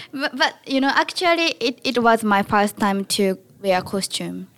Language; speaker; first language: English; non-native, learner; Japanese